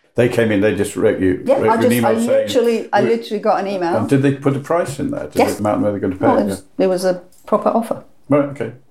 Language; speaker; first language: English; non-native, fluent; Persian